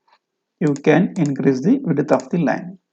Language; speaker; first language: English; non-native, local second language; Kannada